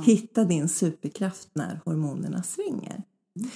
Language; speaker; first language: Swedish; early bilingual, other home language; Polish